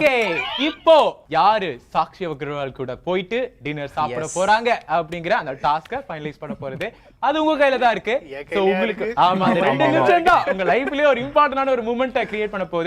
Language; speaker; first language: Tamil; native; Tamil